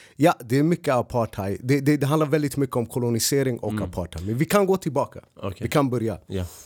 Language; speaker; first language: Swedish; early bilingual, other home language; Arabic